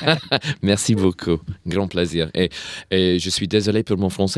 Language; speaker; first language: French; non-native, learner; English